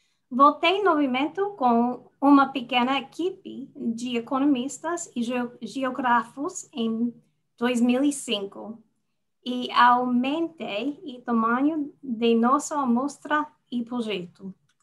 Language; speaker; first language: Portuguese; non-native, learner; English